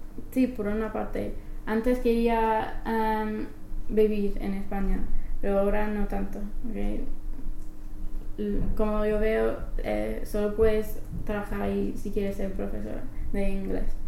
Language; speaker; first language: Spanish; non-native, learner; English